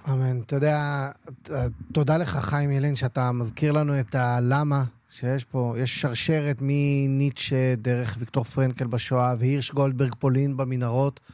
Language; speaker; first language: Hebrew; native; Hebrew